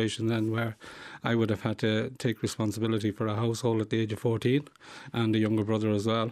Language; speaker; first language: English; native; English